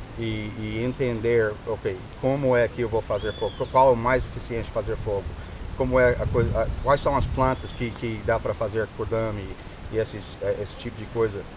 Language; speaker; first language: Portuguese; non-native, fluent; English